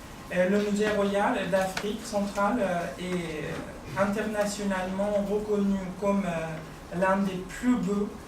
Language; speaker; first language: French; non-native, fluent; Persian